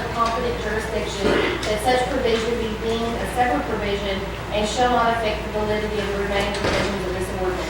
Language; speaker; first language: English; native; English